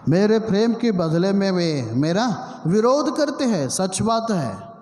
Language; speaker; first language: Hindi; non-native, local second language; Telugu